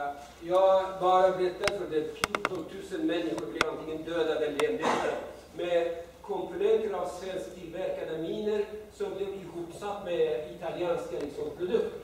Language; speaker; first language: Swedish; non-native, fluent; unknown